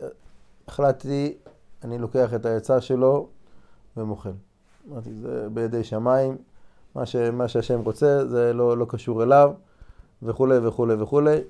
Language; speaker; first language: Hebrew; non-native, fluent; English